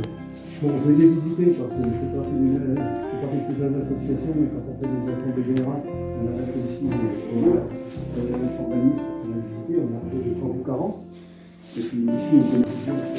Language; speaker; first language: French; native; French